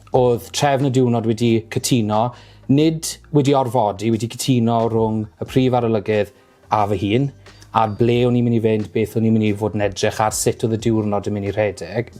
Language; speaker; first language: Welsh; native; Welsh